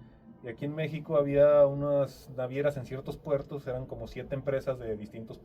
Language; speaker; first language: Spanish; native; Spanish